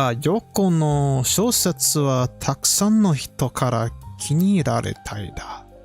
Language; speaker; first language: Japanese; non-native, learner; English